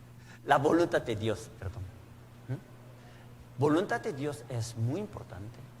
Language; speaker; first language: Spanish; non-native, learner; Korean